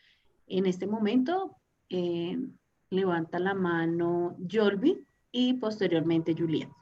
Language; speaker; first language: Spanish; native; Spanish